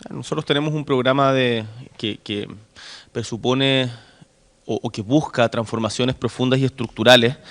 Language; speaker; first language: Spanish; native; Spanish